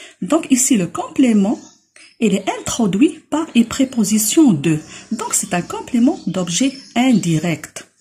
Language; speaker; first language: French; non-native, local second language; Arabic